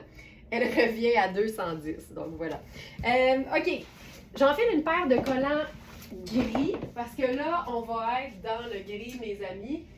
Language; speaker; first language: French; native; French